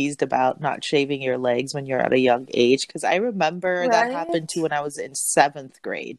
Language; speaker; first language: English; non-native, local second language; Filipino